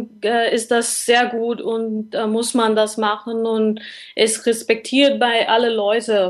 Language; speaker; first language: German; non-native, learner; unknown